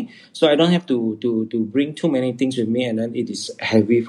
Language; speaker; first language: English; non-native, local second language; Hakka Chinese